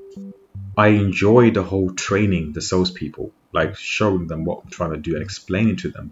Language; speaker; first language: English; non-native, local second language; Shona